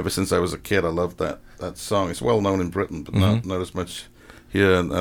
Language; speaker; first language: English; native; English